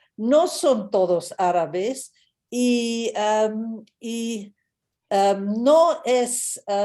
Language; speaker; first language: Spanish; non-native, fluent; English